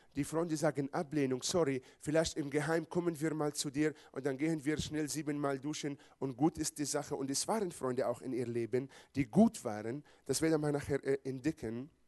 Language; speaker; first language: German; non-native, fluent; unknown